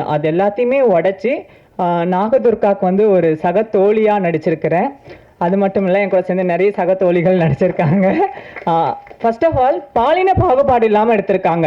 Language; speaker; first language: Tamil; native; Tamil